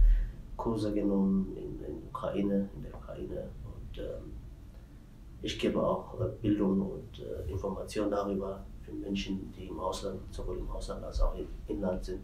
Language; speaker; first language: German; non-native, fluent; Tigrinya